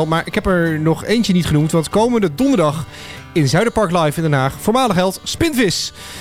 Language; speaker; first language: Dutch; native; Dutch